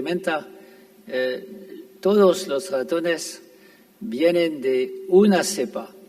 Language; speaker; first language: Spanish; non-native, fluent; French